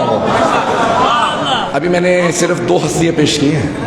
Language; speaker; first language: Urdu; native; Urdu